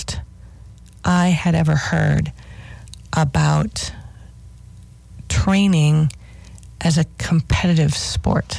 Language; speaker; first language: English; native; English